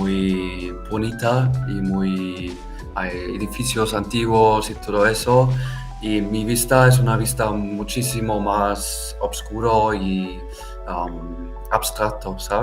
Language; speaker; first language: Spanish; non-native, fluent; German